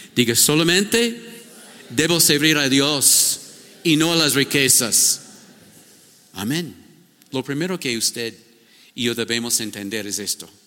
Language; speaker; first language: Spanish; non-native, fluent; English